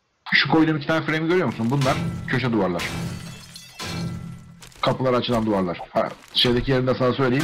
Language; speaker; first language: Turkish; native; Turkish